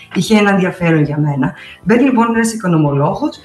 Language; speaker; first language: Greek; early bilingual, other home language; Albanian